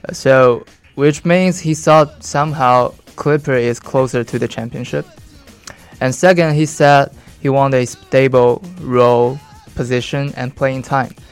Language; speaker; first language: English; non-native, fluent; Chinese